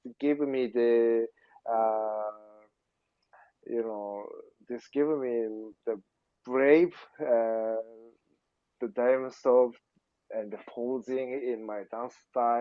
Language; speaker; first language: English; non-native, learner; Japanese